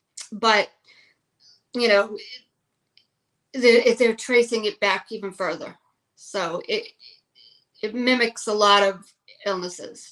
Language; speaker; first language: English; native; English